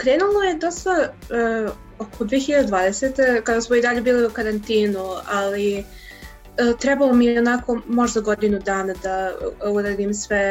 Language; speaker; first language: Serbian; early bilingual, heritage; English